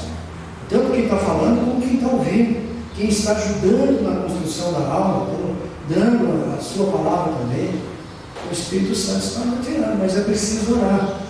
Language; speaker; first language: Portuguese; native; Portuguese